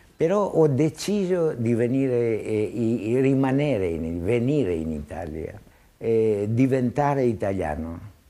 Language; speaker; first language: Italian; non-native, fluent; Greek